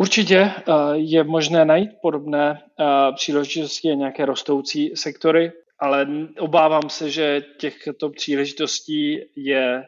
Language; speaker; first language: Czech; native; Czech